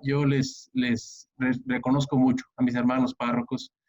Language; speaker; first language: Spanish; native; Spanish